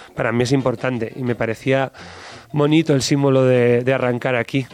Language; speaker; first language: Spanish; native; Spanish